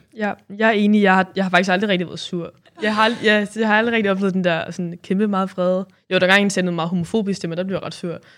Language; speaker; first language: Danish; native; Danish